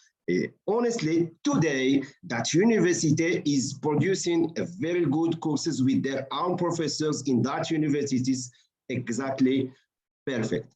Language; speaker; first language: English; non-native, fluent; Arabic